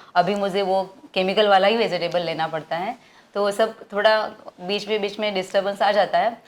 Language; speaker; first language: Hindi; non-native, local second language; Marathi